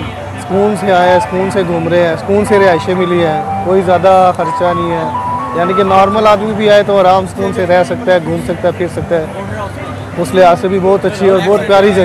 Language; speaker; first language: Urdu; non-native, local second language; Punjabi